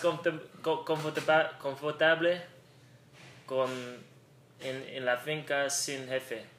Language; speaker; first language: Spanish; non-native, learner; English